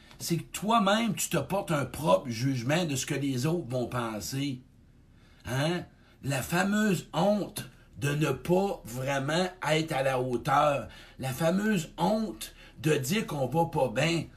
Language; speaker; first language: French; native; French